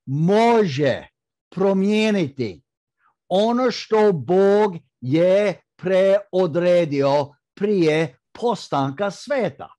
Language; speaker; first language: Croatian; early bilingual, heritage; Croatian